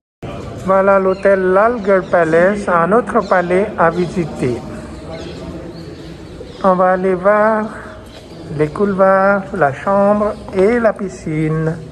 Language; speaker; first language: French; non-native, fluent; Hindi